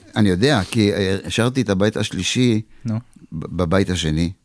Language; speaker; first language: Hebrew; early bilingual, other home language; Polish